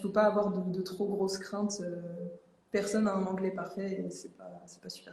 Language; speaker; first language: French; native; French